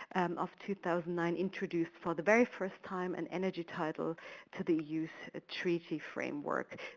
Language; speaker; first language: English; non-native, fluent; German